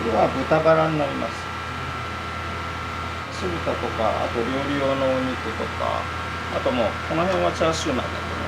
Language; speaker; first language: Japanese; native; Japanese